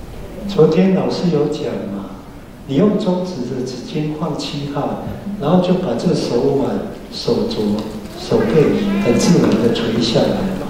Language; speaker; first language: Chinese; native; Chinese